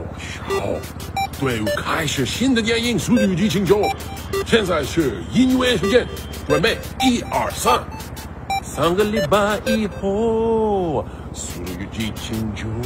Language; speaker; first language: Chinese; non-native, learner; English